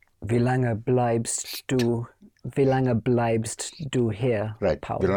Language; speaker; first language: German; non-native, learner; English